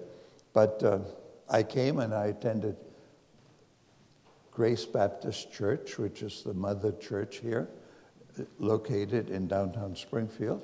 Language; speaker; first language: English; non-native, fluent; German